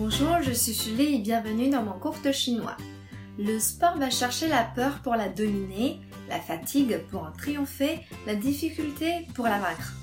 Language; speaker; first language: French; non-native, fluent; Chinese